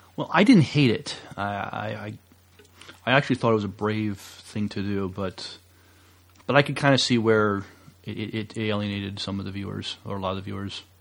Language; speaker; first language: English; native; English